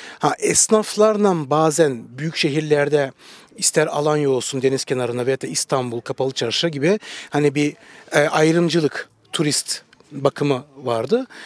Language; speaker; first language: Turkish; early bilingual, heritage; Turkish